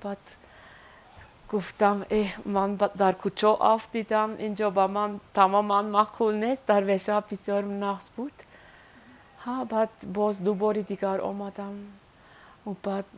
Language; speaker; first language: Persian; non-native, learner; Swiss German